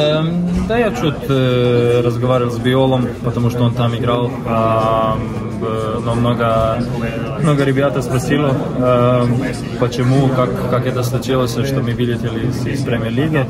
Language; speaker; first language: Russian; non-native, fluent; Slovenian